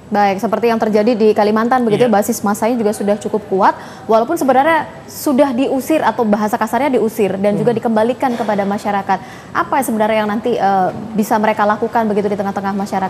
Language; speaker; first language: Indonesian; native; Indonesian